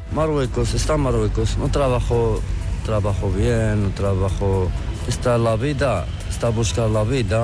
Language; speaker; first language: Spanish; non-native, learner; Arabic